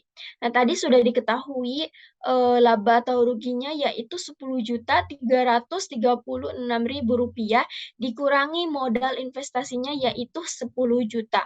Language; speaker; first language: Indonesian; native; Indonesian